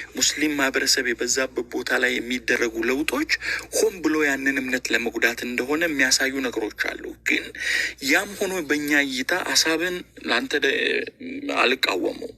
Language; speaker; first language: Amharic; non-native, local second language; Oromo